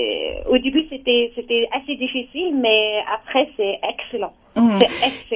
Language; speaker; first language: French; non-native, learner; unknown